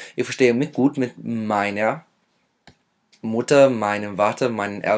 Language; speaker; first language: German; non-native, fluent; English